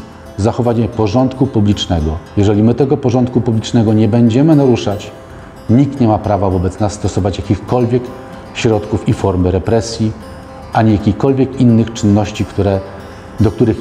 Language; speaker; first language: Polish; native; Polish